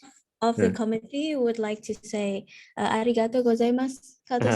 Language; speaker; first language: English; non-native, fluent; Indonesian